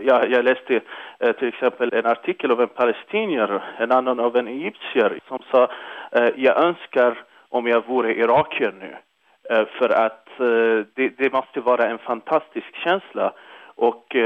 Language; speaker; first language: Swedish; non-native, fluent; Arabic